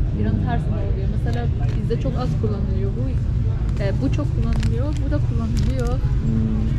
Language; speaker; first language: Turkish; non-native, fluent; Persian